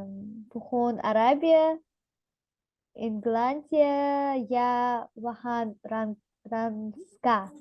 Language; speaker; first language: Finnish; non-native, learner; Russian